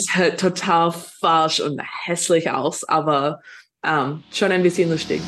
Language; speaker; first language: German; non-native, fluent; English